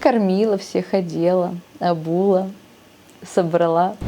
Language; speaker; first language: Russian; native; Russian